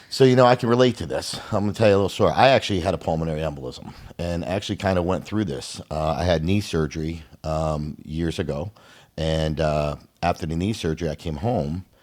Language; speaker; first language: English; native; English